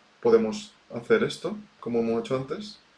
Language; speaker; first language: Spanish; native; Spanish